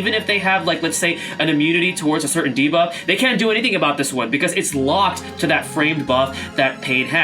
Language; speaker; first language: English; native; English